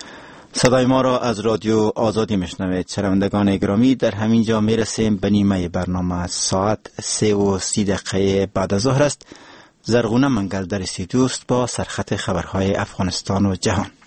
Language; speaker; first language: Persian; native; Persian